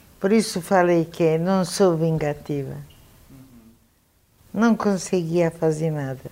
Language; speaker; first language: Portuguese; non-native, fluent; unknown